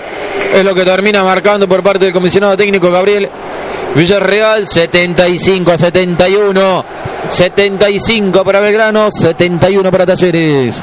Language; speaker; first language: Spanish; native; Spanish